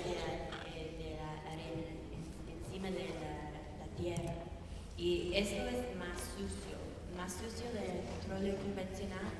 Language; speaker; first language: Spanish; non-native, learner; English